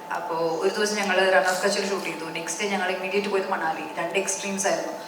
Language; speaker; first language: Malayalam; native; Malayalam